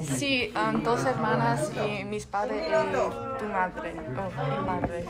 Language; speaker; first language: Spanish; non-native, learner; English